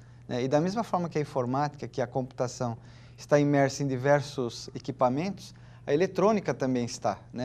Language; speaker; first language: Portuguese; native; Portuguese